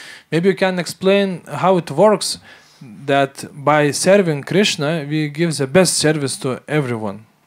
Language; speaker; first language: English; non-native, fluent; Lithuanian